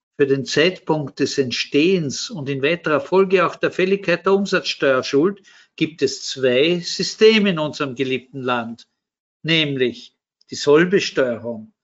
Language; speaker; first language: German; native; German